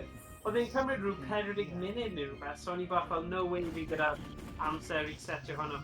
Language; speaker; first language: Welsh; native; Welsh